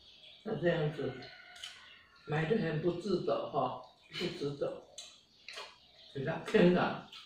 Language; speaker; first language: Chinese; non-native, local second language; Hakka Chinese